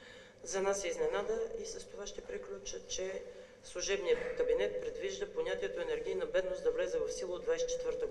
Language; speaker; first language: Bulgarian; native; Bulgarian